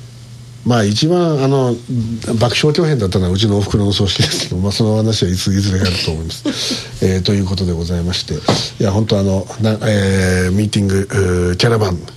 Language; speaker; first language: Japanese; native; Japanese